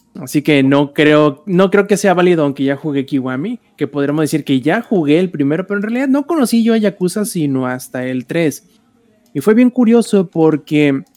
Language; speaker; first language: Spanish; native; Spanish